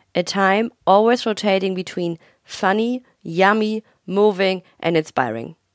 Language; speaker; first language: English; non-native, fluent; German